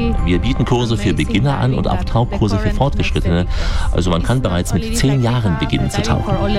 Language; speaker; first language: German; native; German